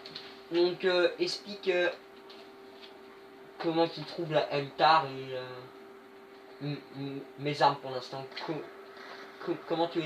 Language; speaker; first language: French; native; French